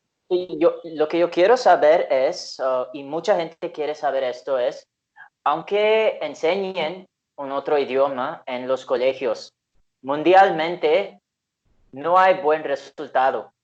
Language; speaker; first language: Spanish; non-native, fluent; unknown